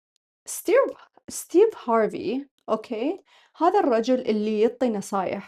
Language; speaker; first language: Arabic; native; Arabic